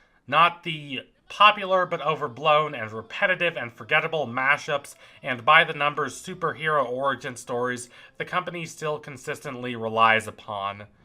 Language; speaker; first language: English; native; English